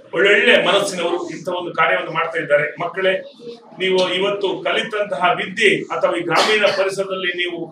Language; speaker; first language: Kannada; native; Kannada